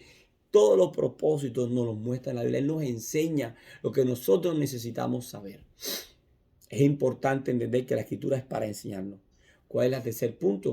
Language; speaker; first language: Spanish; native; Spanish